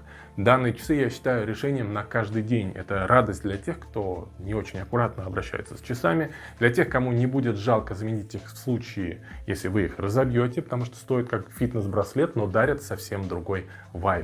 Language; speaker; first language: Russian; native; Russian